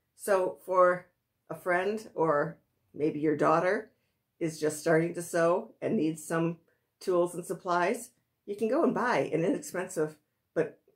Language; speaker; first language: English; native; English